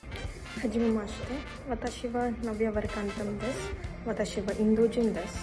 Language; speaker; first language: Japanese; non-native, learner; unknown